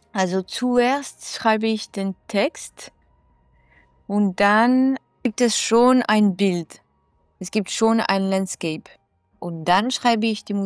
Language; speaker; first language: German; non-native, learner; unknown